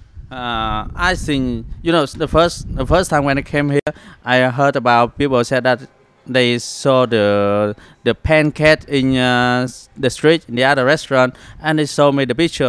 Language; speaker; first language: English; non-native, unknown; Vietnamese